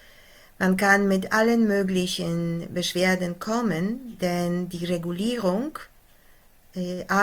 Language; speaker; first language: German; non-native, fluent; Polish